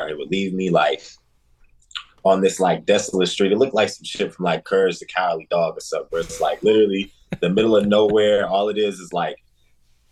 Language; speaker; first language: English; native; English